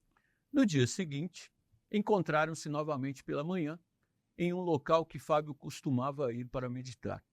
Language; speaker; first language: Portuguese; native; Portuguese